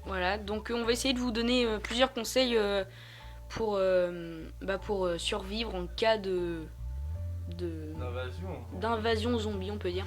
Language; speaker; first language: French; native; French